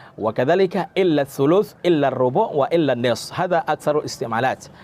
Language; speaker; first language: Arabic; non-native, fluent; Indonesian